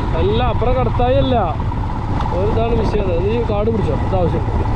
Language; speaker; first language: Malayalam; native; Malayalam